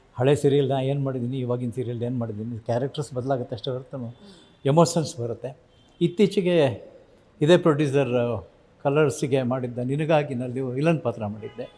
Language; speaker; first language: Kannada; native; Kannada